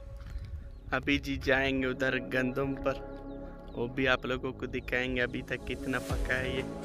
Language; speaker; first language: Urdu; non-native, local second language; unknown